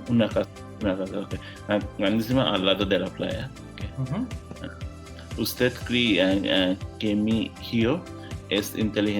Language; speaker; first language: Spanish; non-native, learner; English